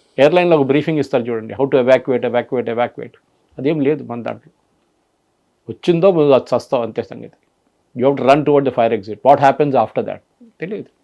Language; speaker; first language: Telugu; non-native, fluent; Malayalam